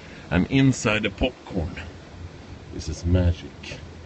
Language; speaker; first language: English; non-native, learner; Swedish